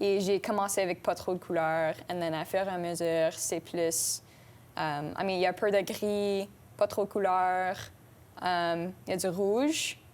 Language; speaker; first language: French; non-native, local second language; English